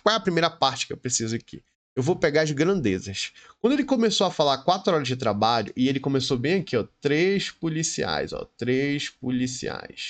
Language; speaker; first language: Portuguese; native; Portuguese